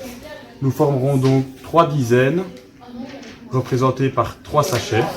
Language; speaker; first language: French; native; French